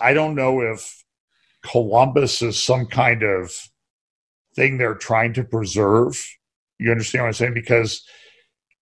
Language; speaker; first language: English; native; English